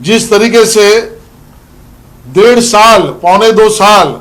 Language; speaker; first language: Hindi; non-native, local second language; Marathi